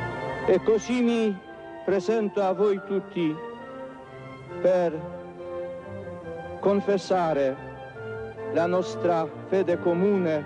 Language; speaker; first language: Italian; non-native, fluent; Polish